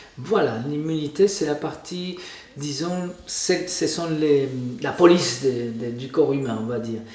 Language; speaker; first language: French; non-native, fluent; Spanish